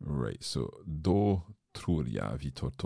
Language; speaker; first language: Swedish; non-native, learner; English